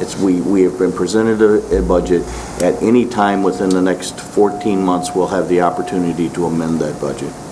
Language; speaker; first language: English; native; English